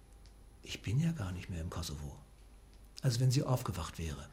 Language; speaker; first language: German; native; German